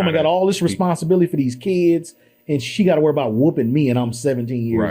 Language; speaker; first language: English; native; English